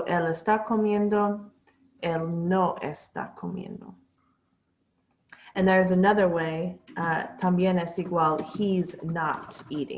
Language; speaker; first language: Spanish; non-native, fluent; English